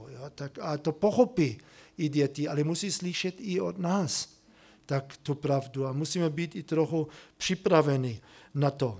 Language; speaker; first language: Czech; non-native, fluent; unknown